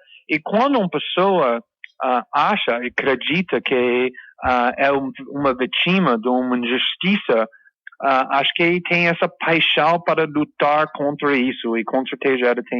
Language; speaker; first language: Portuguese; non-native, fluent; English